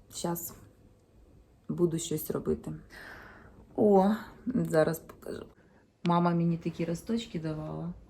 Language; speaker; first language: Ukrainian; native; Ukrainian